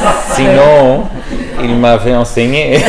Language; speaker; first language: French; non-native, learner; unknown